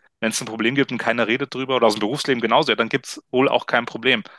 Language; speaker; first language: German; native; German